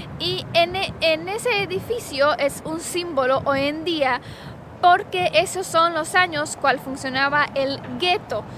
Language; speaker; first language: Spanish; non-native, fluent; Romanian